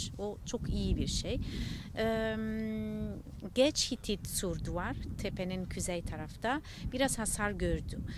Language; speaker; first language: Turkish; non-native, learner; Italian